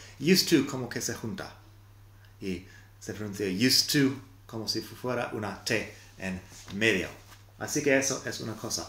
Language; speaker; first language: Spanish; non-native, fluent; English